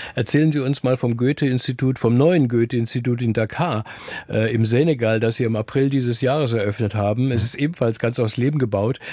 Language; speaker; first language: German; native; German